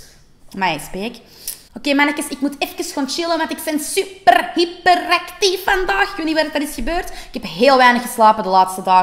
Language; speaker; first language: Dutch; native; Dutch